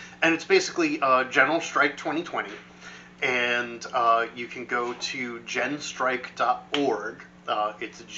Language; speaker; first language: English; native; English